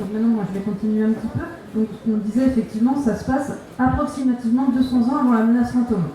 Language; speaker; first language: French; native; French